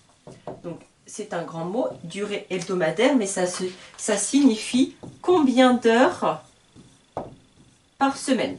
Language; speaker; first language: French; native; French